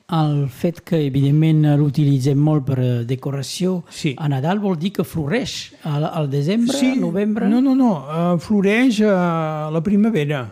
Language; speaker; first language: Catalan; native; Catalan